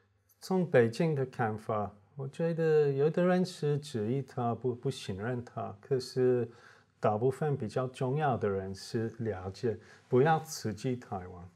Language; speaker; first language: Chinese; non-native, fluent; English